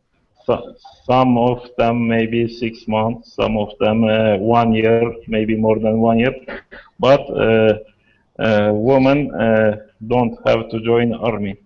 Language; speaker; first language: English; non-native, learner; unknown